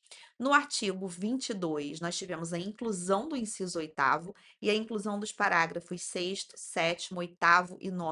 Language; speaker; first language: Portuguese; native; Portuguese